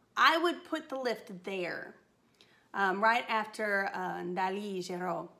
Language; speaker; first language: English; native; English